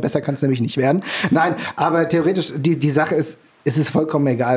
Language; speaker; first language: German; native; German